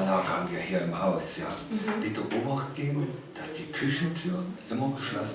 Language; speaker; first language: German; native; German